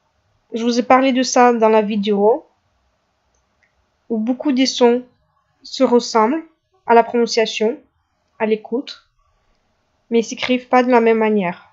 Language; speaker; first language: French; non-native, fluent; Russian